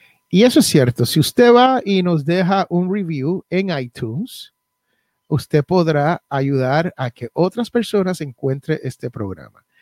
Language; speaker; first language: Spanish; native; Spanish